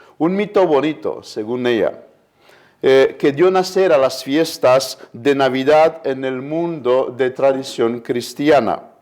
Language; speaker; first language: Spanish; non-native, fluent; Romanian